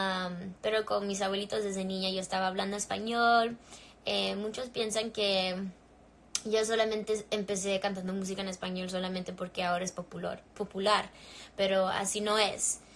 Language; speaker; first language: Spanish; early bilingual, heritage; English